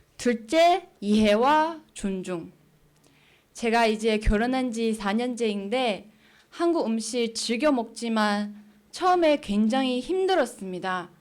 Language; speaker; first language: Korean; non-native, fluent; Chinese